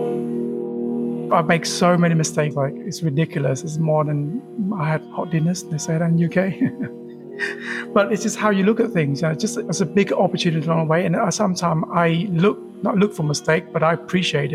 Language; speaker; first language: English; early bilingual, other home language; Vietnamese